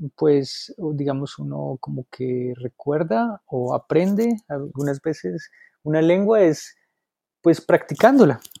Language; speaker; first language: Spanish; native; Spanish